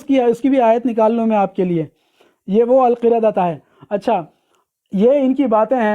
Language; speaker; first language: Urdu; native; Urdu